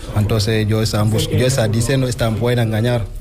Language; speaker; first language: Spanish; non-native, learner; Wolof